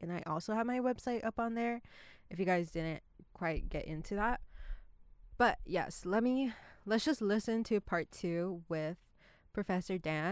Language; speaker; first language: English; early bilingual, other home language; Spanish